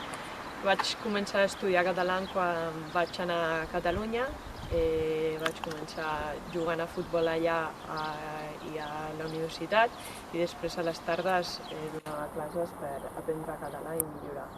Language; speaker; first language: Catalan; non-native, local second language; Basque